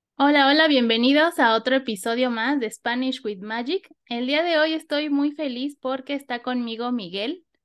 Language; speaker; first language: Spanish; native; Spanish